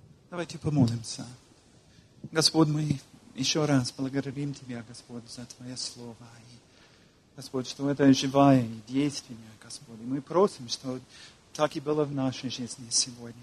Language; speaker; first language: Russian; non-native, learner; English